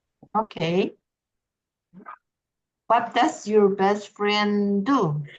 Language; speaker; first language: English; non-native, learner; Spanish